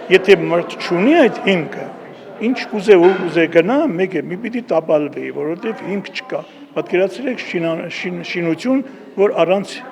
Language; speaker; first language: Armenian; native; Armenian